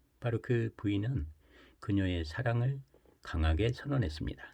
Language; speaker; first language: Korean; native; Korean